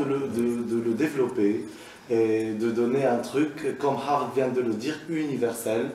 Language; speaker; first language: French; non-native, local second language; Arabic